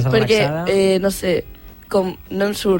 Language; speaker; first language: Catalan; non-native, local second language; Spanish